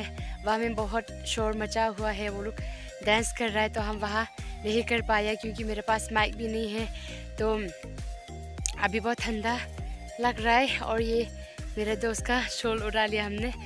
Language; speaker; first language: Hindi; non-native, local second language; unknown